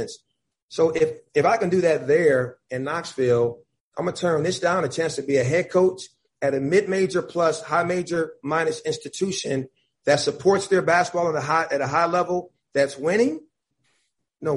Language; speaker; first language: English; native; English